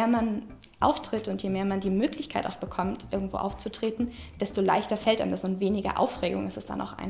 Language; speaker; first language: German; native; German